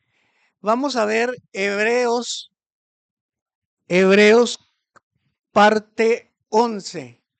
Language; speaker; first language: Spanish; native; Spanish